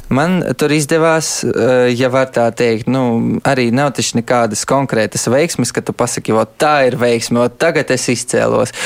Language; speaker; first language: Latvian; early bilingual, heritage; Latvian